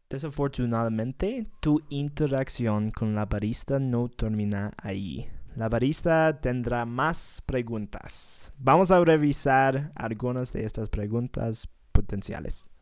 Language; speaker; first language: Spanish; non-native, fluent; English